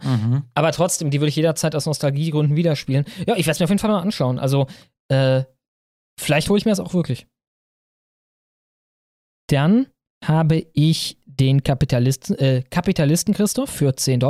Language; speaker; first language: German; native; German